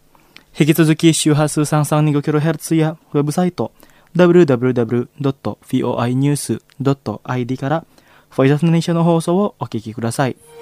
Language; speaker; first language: Japanese; non-native, fluent; Indonesian